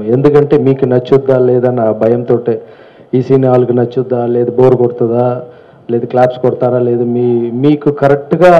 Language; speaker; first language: Telugu; non-native, local second language; Tamil